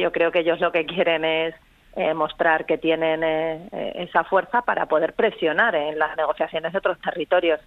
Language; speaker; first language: Spanish; native; Spanish